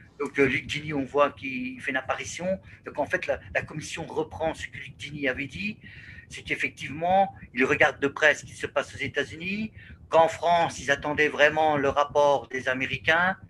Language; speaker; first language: French; native; French